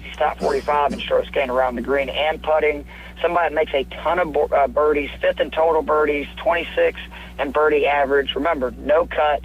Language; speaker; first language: English; native; English